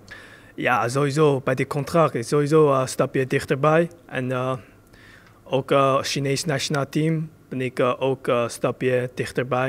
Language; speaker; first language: Dutch; early bilingual, other home language; Chinese